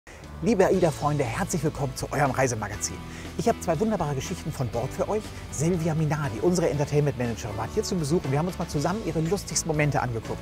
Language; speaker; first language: German; native; German